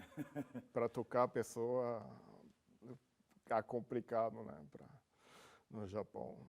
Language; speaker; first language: Portuguese; non-native, learner; Japanese